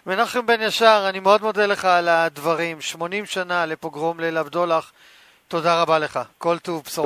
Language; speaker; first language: Hebrew; native; Hebrew